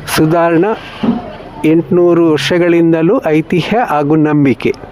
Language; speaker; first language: Kannada; non-native, local second language; Tulu